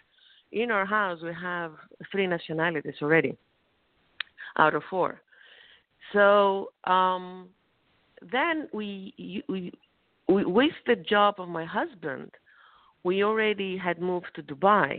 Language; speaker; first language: English; non-native, fluent; Greek